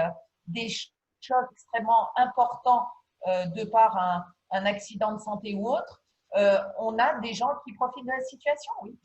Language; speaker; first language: French; native; French